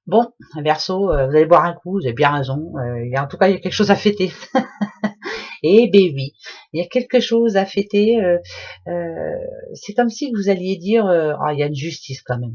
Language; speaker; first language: French; native; French